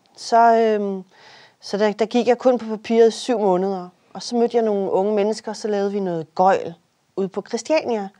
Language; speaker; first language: Danish; native; Danish